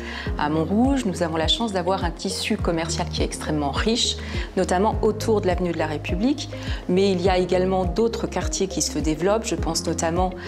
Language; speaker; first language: French; native; French